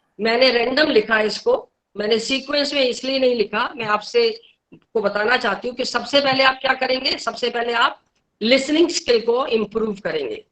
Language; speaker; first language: Hindi; native; Hindi